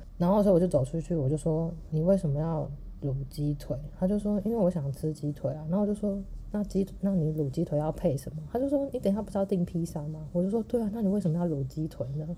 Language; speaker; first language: Chinese; native; Chinese